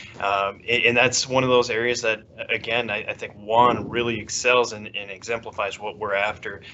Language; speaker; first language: English; native; English